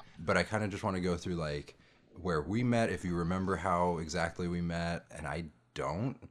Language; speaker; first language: English; native; English